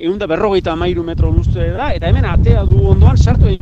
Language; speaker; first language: Basque; native; Basque